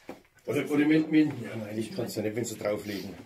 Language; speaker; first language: German; native; German